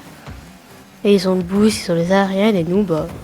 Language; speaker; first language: French; native; French